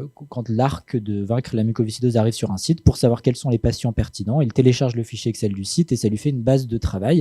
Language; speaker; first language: French; native; French